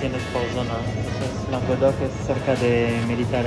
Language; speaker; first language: Spanish; non-native, learner; French